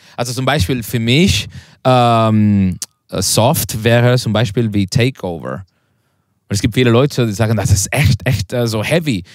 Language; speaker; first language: German; non-native, learner; Spanish